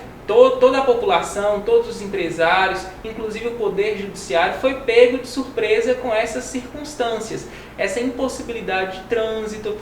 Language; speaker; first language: Portuguese; native; Portuguese